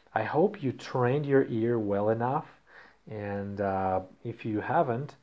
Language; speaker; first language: English; non-native, fluent; Russian